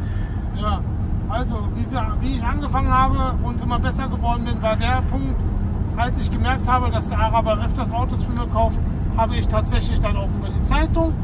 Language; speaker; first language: German; native; German